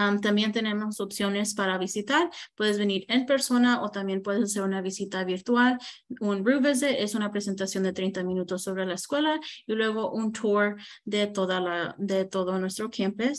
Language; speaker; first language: Spanish; early bilingual, heritage; Spanish